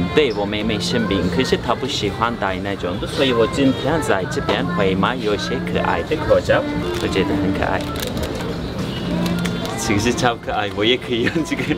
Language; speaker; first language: Chinese; non-native, learner; Turkish